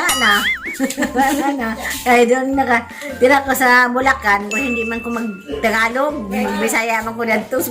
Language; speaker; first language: Filipino; non-native, local second language; Cebuano